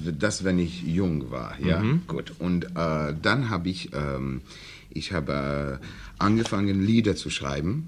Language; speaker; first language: German; non-native, learner; English